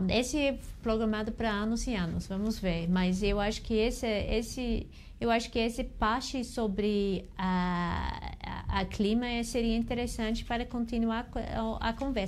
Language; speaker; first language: Portuguese; non-native, learner; English